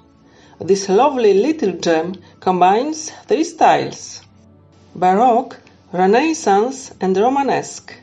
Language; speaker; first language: English; non-native, fluent; Polish